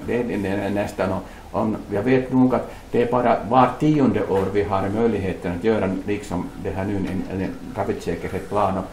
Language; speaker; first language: Swedish; native; Swedish